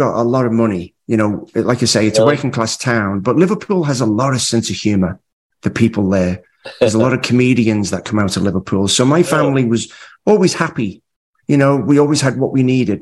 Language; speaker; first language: English; native; English